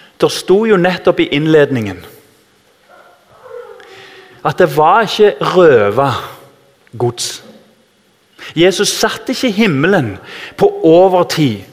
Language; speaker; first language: Norwegian; native; Norwegian